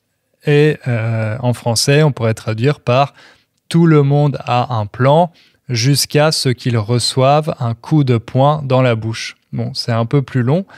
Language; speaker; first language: French; native; French